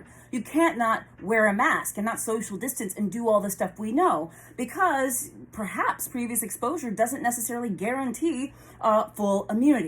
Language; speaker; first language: English; native; English